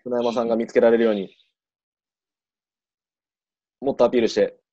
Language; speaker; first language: Japanese; native; Japanese